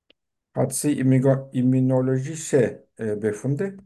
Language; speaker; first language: German; non-native, fluent; Turkish